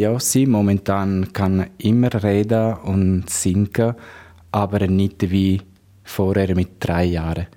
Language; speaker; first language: German; non-native, learner; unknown